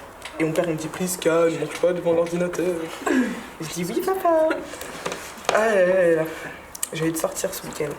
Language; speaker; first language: French; native; French